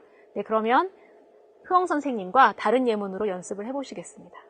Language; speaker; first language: Korean; native; Korean